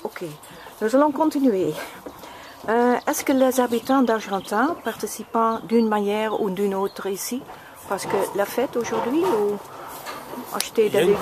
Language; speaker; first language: French; non-native, learner; Dutch